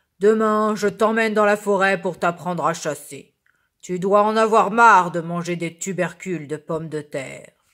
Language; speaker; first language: French; native; French